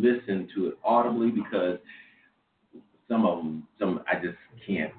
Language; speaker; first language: English; native; English